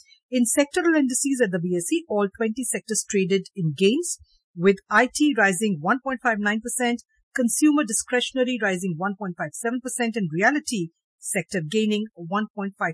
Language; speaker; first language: English; non-native, local second language; Hindi